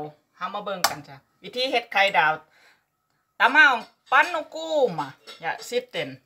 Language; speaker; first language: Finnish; non-native, learner; Thai